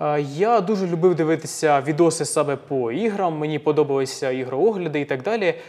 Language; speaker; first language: Ukrainian; native; Ukrainian